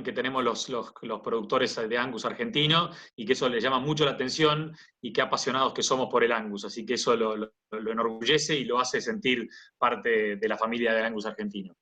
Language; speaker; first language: Spanish; native; Spanish